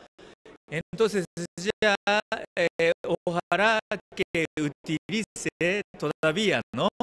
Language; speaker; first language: Spanish; non-native, learner; Japanese